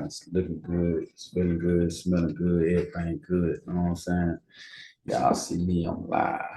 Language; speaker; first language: English; native; English